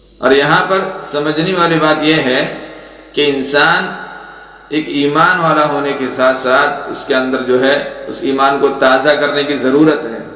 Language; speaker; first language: Urdu; non-native, local second language; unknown